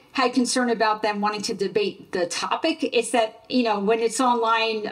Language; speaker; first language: English; native; English